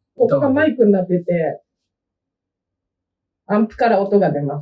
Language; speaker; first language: Japanese; native; Japanese